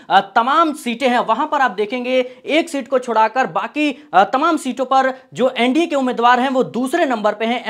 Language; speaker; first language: Hindi; native; Hindi